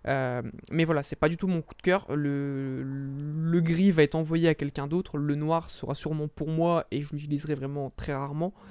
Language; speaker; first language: French; native; French